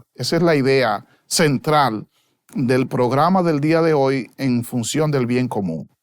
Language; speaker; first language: Spanish; native; Spanish